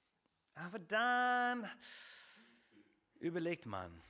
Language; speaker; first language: German; non-native, fluent; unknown